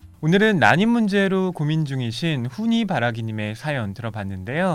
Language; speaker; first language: Korean; native; Korean